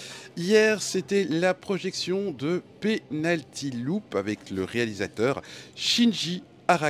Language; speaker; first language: French; native; French